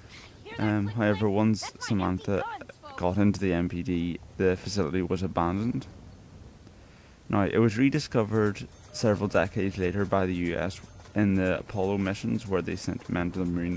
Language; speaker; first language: English; native; English